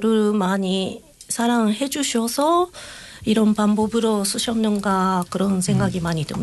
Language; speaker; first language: Korean; non-native, fluent; Japanese